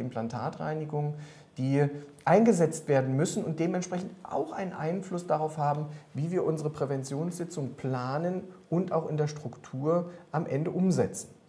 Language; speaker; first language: German; native; German